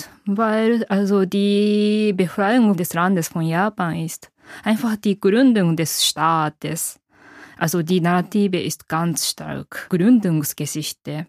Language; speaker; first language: German; non-native, fluent; Japanese